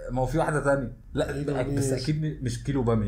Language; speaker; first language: Arabic; native; Arabic